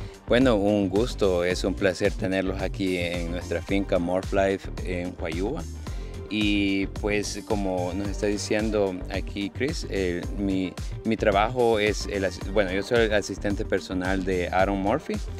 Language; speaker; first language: Spanish; native; Spanish